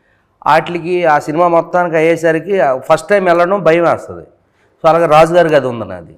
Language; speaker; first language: Telugu; native; Telugu